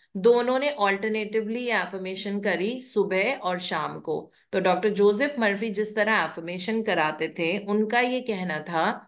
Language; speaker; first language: Hindi; native; Hindi